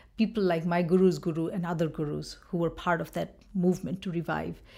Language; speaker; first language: English; non-native, local second language; Bangla